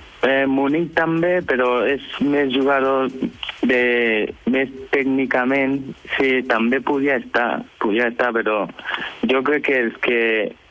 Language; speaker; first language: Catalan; early bilingual, other home language; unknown